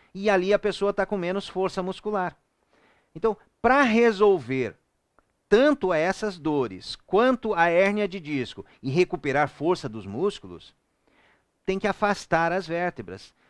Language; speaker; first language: Portuguese; native; Portuguese